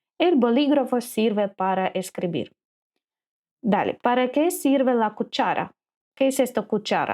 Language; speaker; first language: Spanish; non-native, learner; Ukrainian